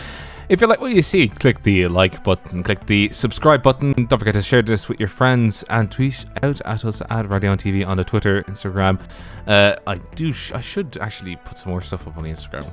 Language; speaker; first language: English; native; English